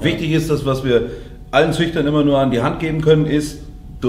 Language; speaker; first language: German; native; German